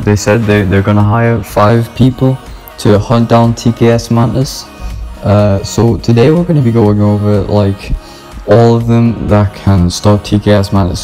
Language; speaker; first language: English; native; English